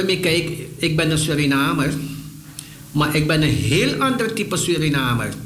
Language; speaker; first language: Dutch; native; Dutch